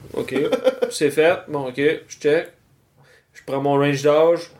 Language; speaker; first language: French; native; French